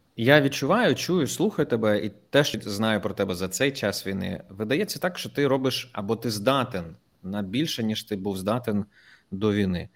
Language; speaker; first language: Ukrainian; native; Ukrainian